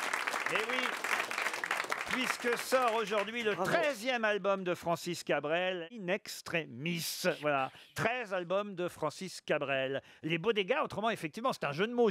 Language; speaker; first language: French; native; French